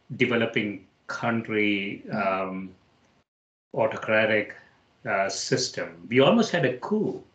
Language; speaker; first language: English; non-native, local second language; Malayalam